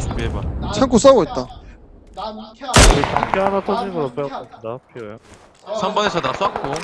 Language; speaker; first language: Korean; native; Korean